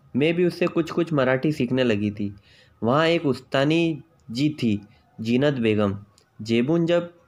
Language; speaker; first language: Hindi; native; Hindi